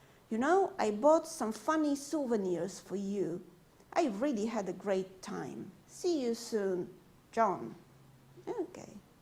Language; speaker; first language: English; non-native, fluent; Polish